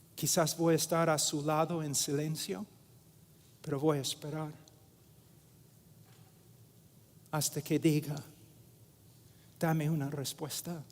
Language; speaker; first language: Spanish; non-native, fluent; English